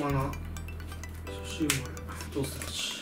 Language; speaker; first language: Japanese; native; Japanese